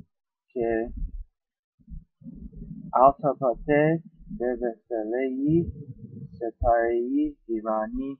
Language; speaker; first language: Persian; non-native, learner; English